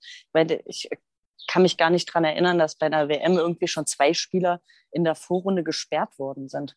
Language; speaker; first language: German; native; German